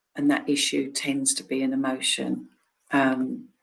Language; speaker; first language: English; native; English